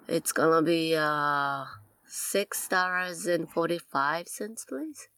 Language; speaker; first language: English; non-native, fluent; Japanese